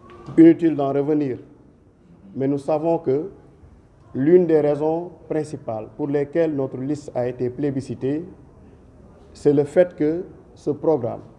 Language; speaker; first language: French; non-native, local second language; Wolof